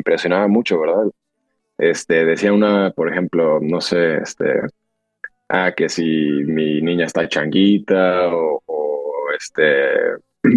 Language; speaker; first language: Spanish; early bilingual, heritage; Spanish